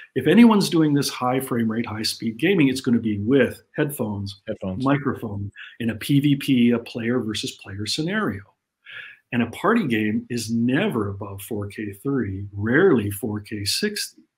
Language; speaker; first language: English; native; English